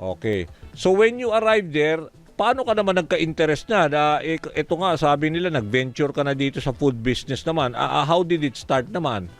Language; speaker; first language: Filipino; native; Filipino